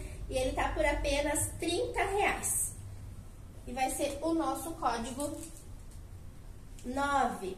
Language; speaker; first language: Portuguese; native; Portuguese